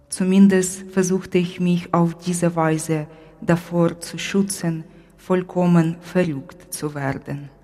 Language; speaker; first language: German; non-native, fluent; Ukrainian